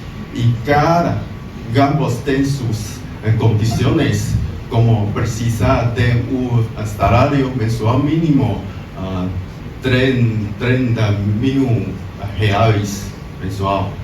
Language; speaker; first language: Portuguese; non-native, learner; Chinese